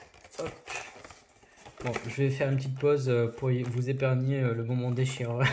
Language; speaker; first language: French; native; French